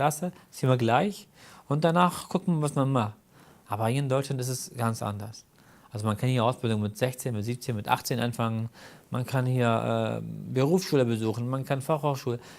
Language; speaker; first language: German; early bilingual, other home language; Arabic